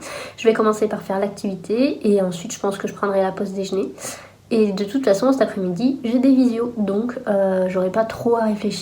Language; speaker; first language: French; native; French